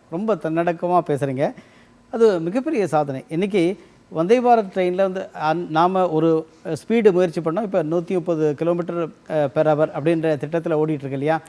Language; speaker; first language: Tamil; native; Tamil